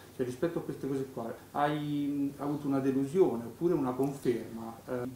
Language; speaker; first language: Italian; native; Italian